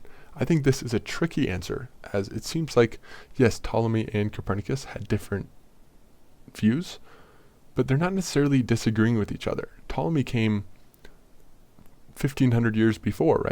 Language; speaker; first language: English; native; English